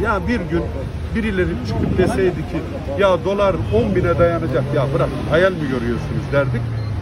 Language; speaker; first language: Turkish; native; Turkish